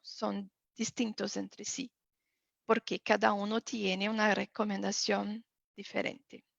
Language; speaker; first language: Spanish; non-native, fluent; Portuguese